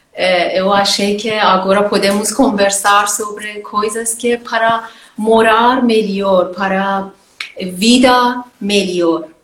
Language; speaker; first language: Portuguese; non-native, learner; Persian